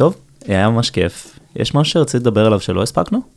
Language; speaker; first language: Hebrew; native; Hebrew